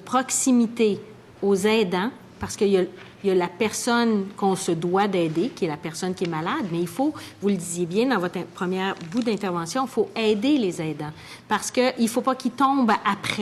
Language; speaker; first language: French; native; French